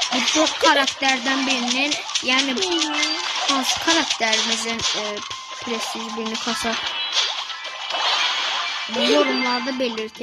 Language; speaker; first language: Turkish; non-native, learner; Azerbaijani